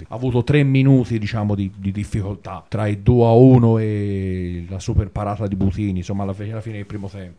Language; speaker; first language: Italian; native; Italian